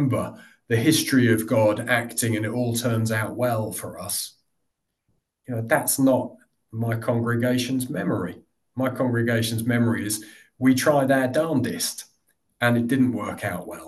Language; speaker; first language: English; native; English